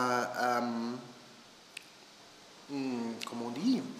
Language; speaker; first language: French; non-native, learner; German